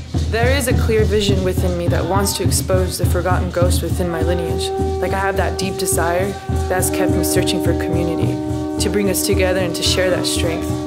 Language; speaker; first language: English; early bilingual, other home language; Spanish